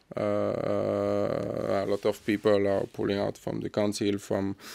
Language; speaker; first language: English; non-native, fluent; French